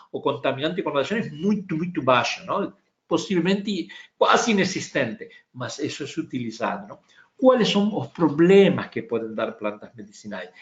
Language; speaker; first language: Portuguese; non-native, fluent; Spanish